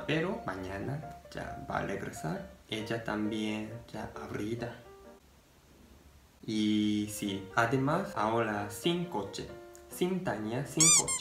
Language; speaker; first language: Spanish; non-native, learner; Japanese